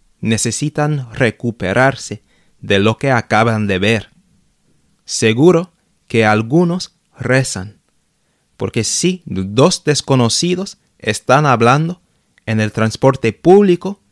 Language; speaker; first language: Spanish; non-native, fluent; English